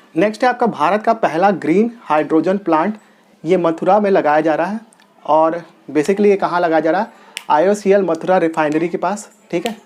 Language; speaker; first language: Hindi; non-native, local second language; Telugu